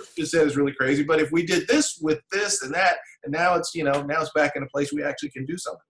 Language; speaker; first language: English; native; English